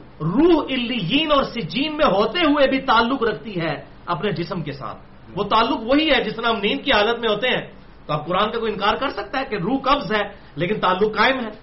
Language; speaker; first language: Urdu; non-native, local second language; Punjabi